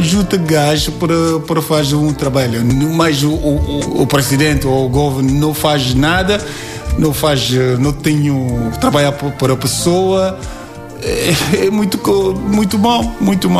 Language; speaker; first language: Portuguese; non-native, learner; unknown